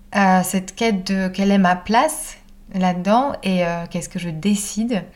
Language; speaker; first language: French; non-native, fluent; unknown